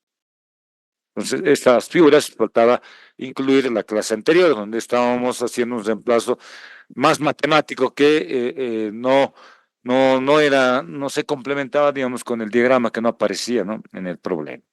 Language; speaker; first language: Spanish; native; Spanish